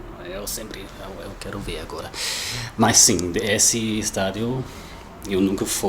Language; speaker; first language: Portuguese; non-native, learner; English